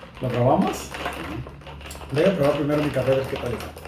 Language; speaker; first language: Spanish; native; Spanish